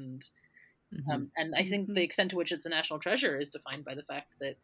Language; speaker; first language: English; native; English